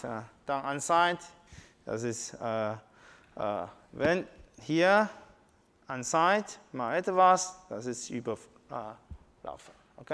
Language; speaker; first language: German; non-native, learner; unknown